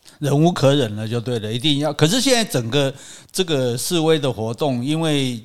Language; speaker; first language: Chinese; native; Chinese